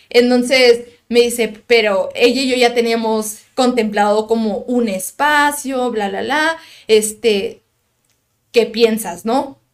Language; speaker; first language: Spanish; native; Spanish